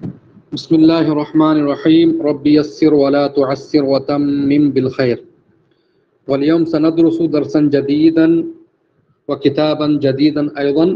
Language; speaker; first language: Arabic; non-native, fluent; Urdu